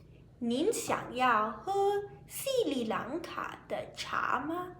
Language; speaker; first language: Chinese; non-native, fluent; Sinhala